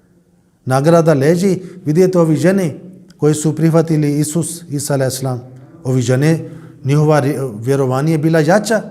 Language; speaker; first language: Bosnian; non-native, learner; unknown